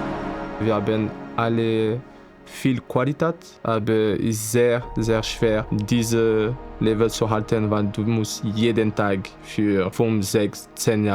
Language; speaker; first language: German; non-native, fluent; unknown